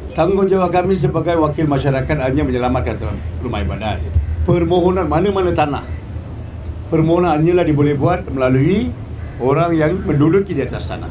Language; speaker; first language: Malay; non-native, local second language; Tamil